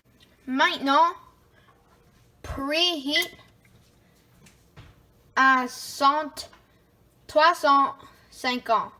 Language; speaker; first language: French; non-native, learner; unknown